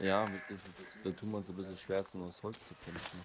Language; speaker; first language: German; native; German